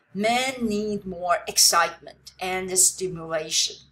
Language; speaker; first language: English; non-native, fluent; Chinese